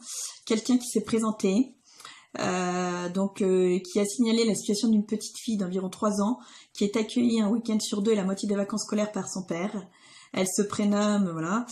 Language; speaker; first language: French; native; French